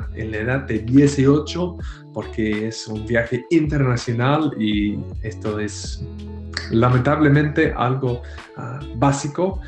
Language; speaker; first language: Spanish; non-native, fluent; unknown